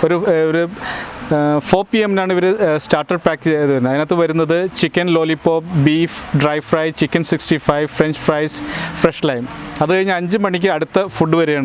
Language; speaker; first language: Malayalam; native; Malayalam